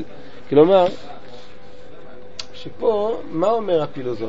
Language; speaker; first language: Hebrew; non-native, fluent; French